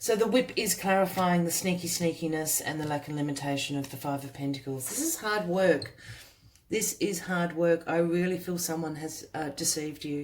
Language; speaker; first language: English; native; English